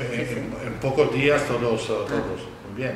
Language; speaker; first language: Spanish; non-native, learner; Italian